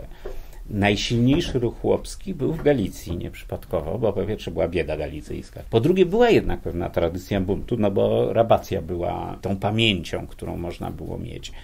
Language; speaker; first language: Polish; native; Polish